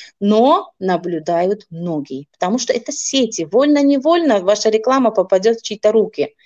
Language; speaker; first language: Russian; non-native, local second language; Tajik